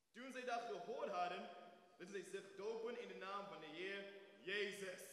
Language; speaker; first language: Dutch; non-native, fluent; English